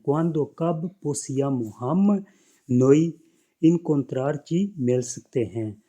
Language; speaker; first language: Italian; non-native, fluent; Punjabi